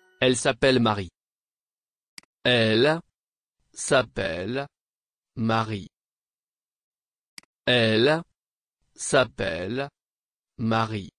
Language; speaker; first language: French; non-native, learner; Vietnamese